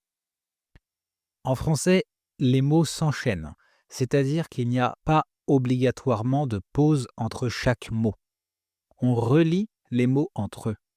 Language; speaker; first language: French; native; French